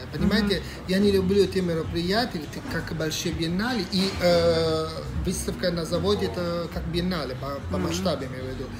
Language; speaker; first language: Russian; non-native, fluent; Italian